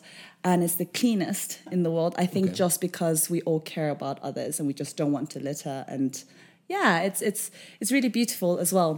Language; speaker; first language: English; non-native, local second language; Japanese